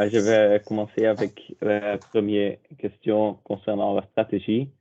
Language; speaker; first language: French; non-native, local second language; Dutch